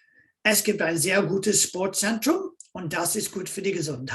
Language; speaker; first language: German; non-native, fluent; English